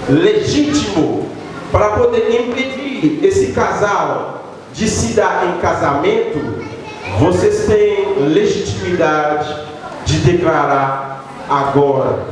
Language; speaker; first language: Portuguese; non-native, local second language; Haitian Creole